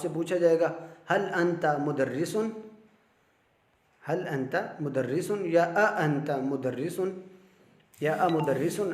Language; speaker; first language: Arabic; non-native, fluent; Urdu